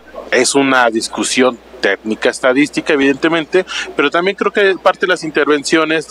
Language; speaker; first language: Spanish; native; Spanish